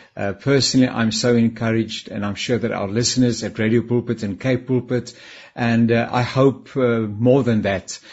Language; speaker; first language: English; non-native, local second language; Afrikaans